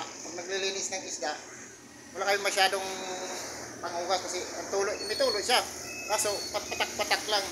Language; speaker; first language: Filipino; native; Filipino